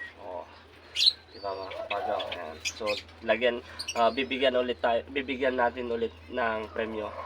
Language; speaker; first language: Filipino; native; Filipino